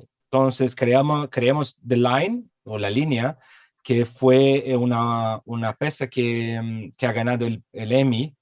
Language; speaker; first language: Spanish; non-native, fluent; Portuguese